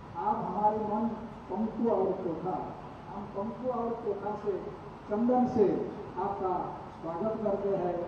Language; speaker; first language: Hindi; non-native, local second language; Bangla